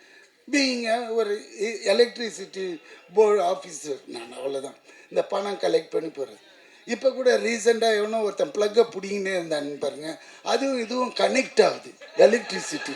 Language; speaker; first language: Tamil; native; Tamil